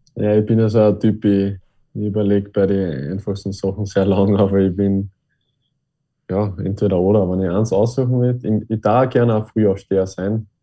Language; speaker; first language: German; native; German